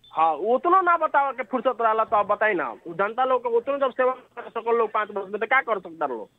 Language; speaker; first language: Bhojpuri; native; Bhojpuri